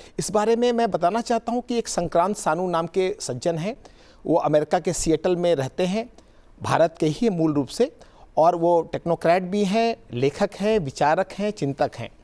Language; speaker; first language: Hindi; native; Hindi